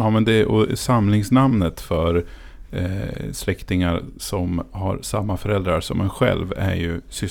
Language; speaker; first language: Swedish; native; Swedish